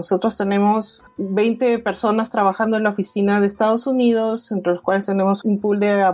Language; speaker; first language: Spanish; native; Spanish